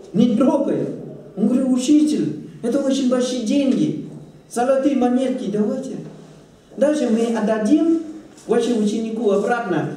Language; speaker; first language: Russian; non-native, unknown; Thai